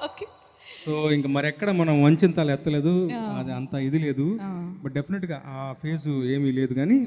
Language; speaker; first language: Telugu; native; Telugu